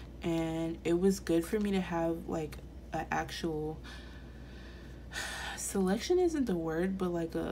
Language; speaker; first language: English; native; English